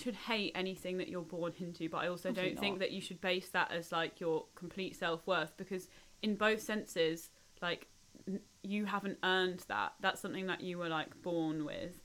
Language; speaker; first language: English; native; English